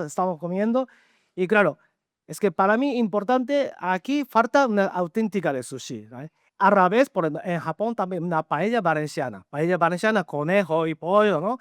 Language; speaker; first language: Spanish; non-native, learner; Japanese